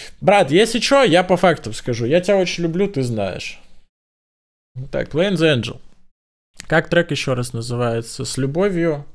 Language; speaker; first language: Russian; native; Russian